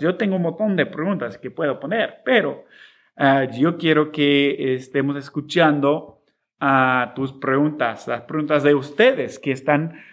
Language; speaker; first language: Spanish; non-native, fluent; English